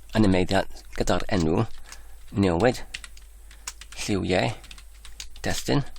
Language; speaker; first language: Welsh; non-native, learner; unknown